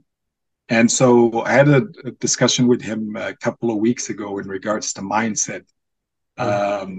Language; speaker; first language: English; non-native, fluent; Arabic